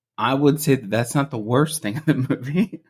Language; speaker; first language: English; native; English